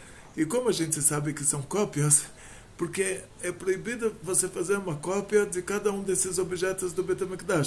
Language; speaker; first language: Portuguese; native; Portuguese